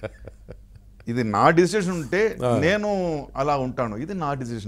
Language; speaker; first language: Telugu; non-native, learner; Tamil